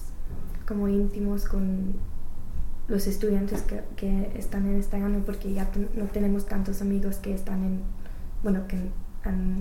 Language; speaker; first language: Spanish; non-native, learner; English